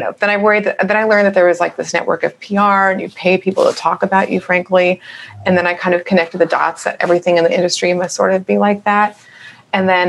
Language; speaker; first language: English; native; English